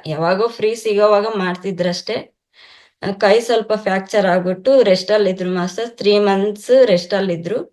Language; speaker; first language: Kannada; non-native, local second language; Telugu